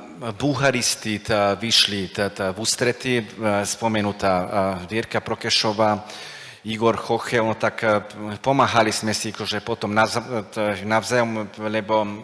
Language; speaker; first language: Slovak; non-native, fluent; Macedonian